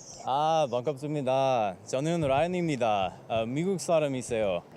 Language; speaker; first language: Korean; non-native, learner; English